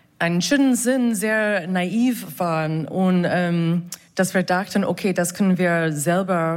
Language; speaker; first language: German; non-native, fluent; English